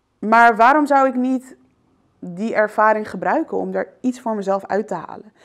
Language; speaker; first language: Dutch; early bilingual, other home language; Arabic